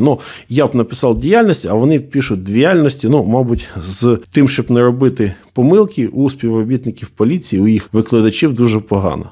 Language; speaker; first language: Russian; native; Russian